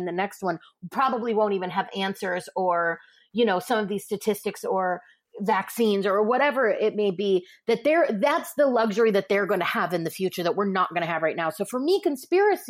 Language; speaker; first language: English; native; English